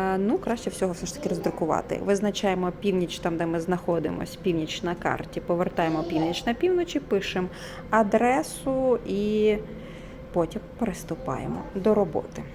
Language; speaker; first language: Ukrainian; non-native, local second language; Russian